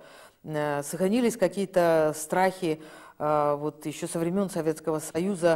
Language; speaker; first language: Russian; native; Russian